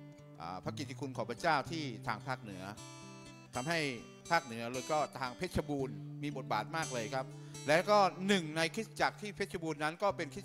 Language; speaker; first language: Thai; native; Thai